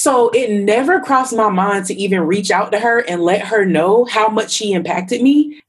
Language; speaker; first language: English; native; English